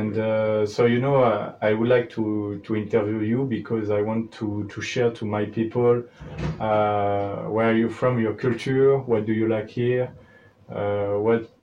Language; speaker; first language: English; non-native, learner; French